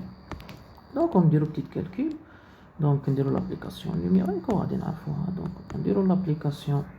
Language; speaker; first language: French; non-native, local second language; Arabic